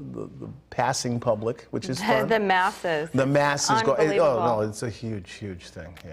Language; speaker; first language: English; native; English